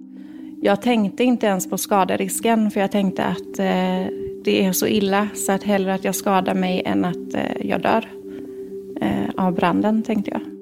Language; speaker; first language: Swedish; native; Swedish